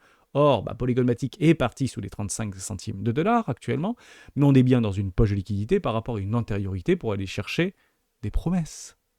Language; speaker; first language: French; native; French